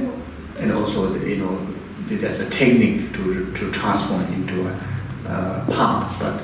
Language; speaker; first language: English; non-native, fluent; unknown